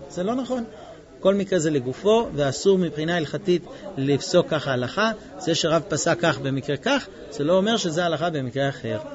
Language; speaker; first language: Hebrew; non-native, fluent; English